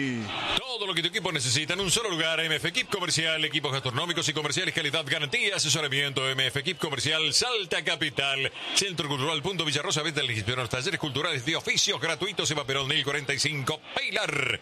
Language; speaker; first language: Spanish; native; Spanish